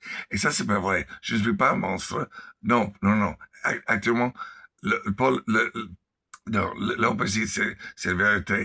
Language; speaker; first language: French; non-native, learner; English